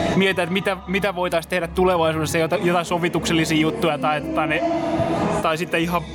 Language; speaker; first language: Finnish; native; Finnish